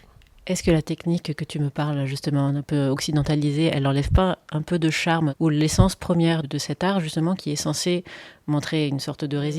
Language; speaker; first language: French; native; French